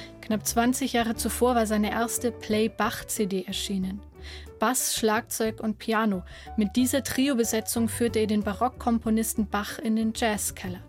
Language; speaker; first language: German; native; German